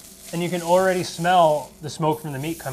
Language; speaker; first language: English; native; English